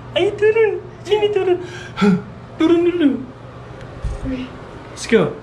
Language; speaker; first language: Indonesian; native; Indonesian